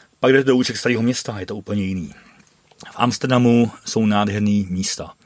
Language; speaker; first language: Czech; non-native, fluent; Dutch